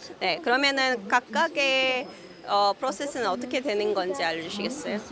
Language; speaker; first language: Korean; native; Korean